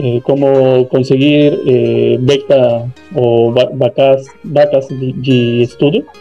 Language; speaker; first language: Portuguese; non-native, learner; Spanish